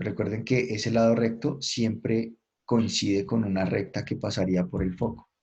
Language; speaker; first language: Spanish; native; Spanish